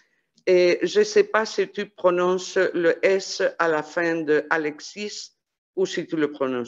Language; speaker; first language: French; non-native, fluent; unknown